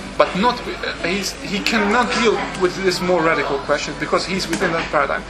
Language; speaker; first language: English; non-native, fluent; Dutch